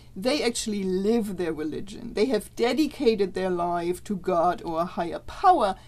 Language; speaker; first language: English; non-native, fluent; German